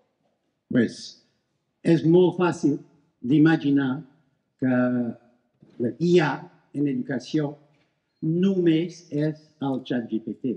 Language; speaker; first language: Catalan; non-native, fluent; English